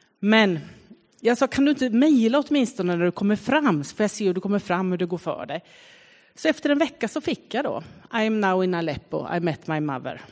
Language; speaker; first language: Swedish; native; Swedish